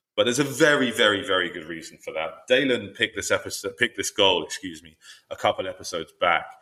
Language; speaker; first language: English; native; English